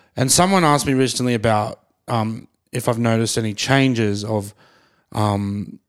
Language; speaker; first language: English; native; English